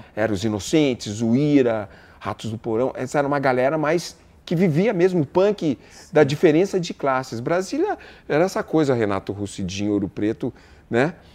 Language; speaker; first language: Portuguese; native; Portuguese